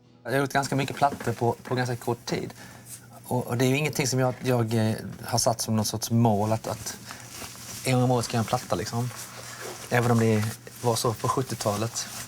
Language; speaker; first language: Swedish; native; Swedish